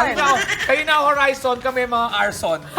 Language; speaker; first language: Filipino; native; Filipino